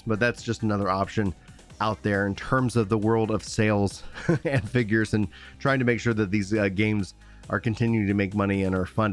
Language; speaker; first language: English; native; English